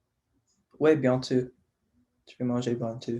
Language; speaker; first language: French; non-native, learner; English